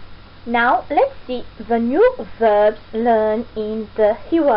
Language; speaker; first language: English; non-native, fluent; French